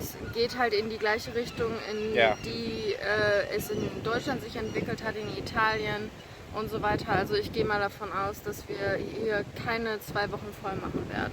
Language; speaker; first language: German; native; German